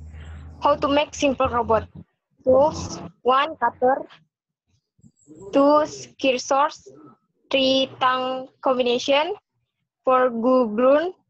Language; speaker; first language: English; non-native, learner; Indonesian